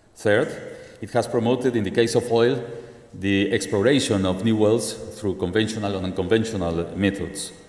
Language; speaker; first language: English; non-native, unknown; Spanish